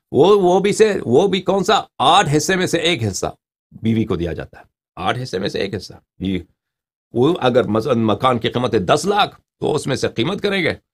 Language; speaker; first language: Urdu; non-native, fluent; Persian